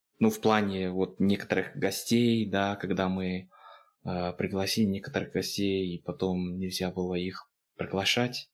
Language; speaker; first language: Russian; non-native, fluent; English